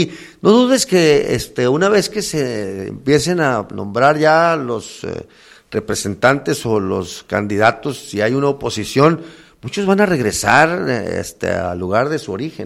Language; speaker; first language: Spanish; native; Spanish